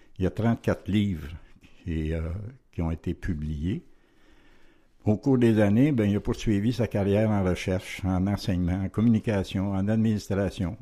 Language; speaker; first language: French; native; French